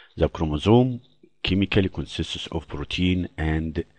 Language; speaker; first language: English; non-native, fluent; Arabic